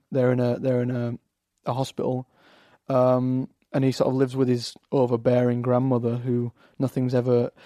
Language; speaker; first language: English; native; English